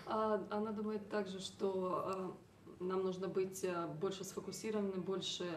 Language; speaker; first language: Russian; native; Russian